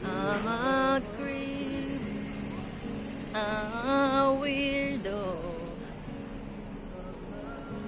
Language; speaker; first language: English; non-native, fluent; Filipino